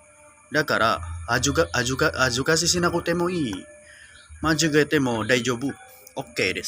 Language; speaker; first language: Japanese; non-native, learner; Indonesian